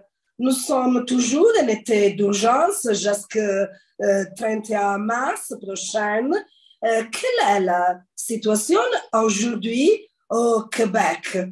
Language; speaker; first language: French; non-native, learner; Italian